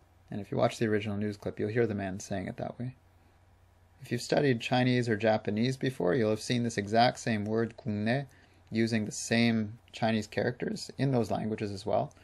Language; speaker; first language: English; native; English